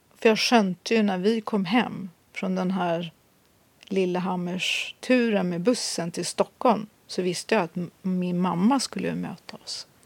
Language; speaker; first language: Swedish; native; Swedish